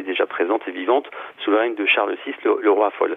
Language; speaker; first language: French; native; French